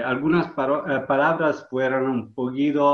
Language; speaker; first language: Spanish; non-native, learner; Italian